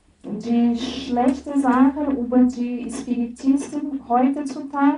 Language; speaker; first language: German; non-native, fluent; Portuguese